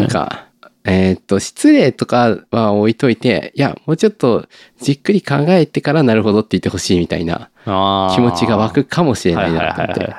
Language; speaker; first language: Japanese; native; Japanese